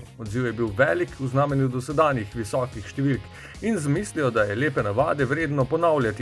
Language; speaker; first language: Slovenian; native; Slovenian